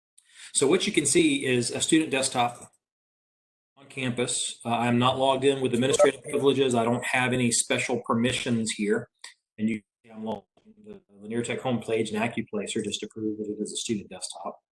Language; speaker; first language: English; native; English